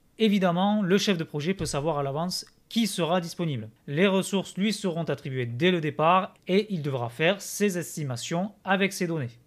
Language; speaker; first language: French; native; French